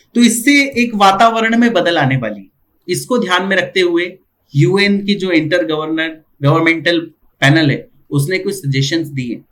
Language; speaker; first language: Hindi; non-native, local second language; Marathi